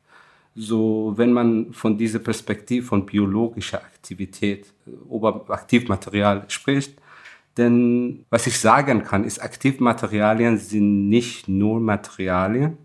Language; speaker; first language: German; non-native, fluent; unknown